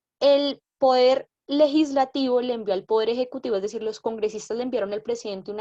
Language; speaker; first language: Spanish; native; Spanish